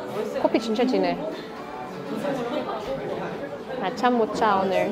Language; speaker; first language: Korean; non-native, learner; Russian